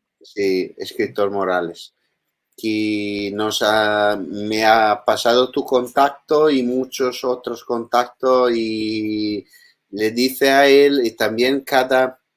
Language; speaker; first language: Spanish; non-native, learner; Italian